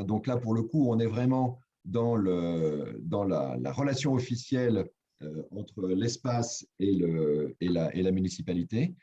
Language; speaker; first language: French; native; French